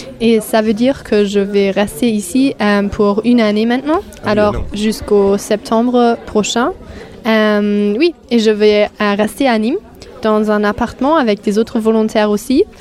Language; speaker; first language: French; non-native, fluent; German